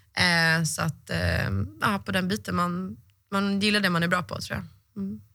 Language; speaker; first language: Swedish; native; Swedish